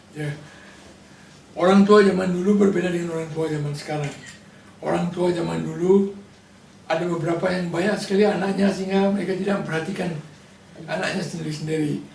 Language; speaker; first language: Indonesian; non-native, local second language; Balinese